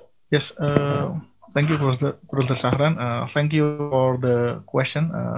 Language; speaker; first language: English; non-native, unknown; Indonesian